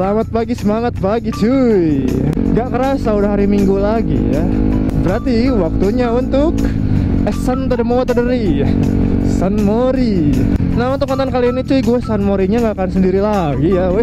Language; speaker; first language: Indonesian; native; Indonesian